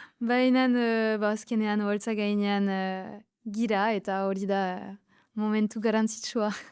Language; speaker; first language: Basque; non-native, local second language; French